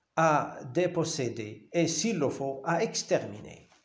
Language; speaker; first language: French; non-native, local second language; Arabic